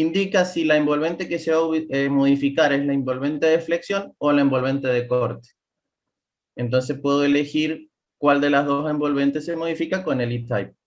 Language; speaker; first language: Spanish; native; Spanish